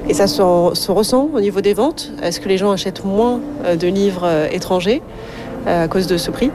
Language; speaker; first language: French; native; French